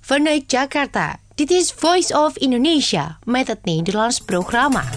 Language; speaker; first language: Dutch; non-native, fluent; Indonesian